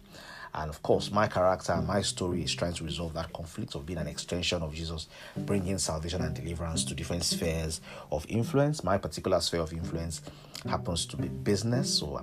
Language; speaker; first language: English; non-native, local second language; Yoruba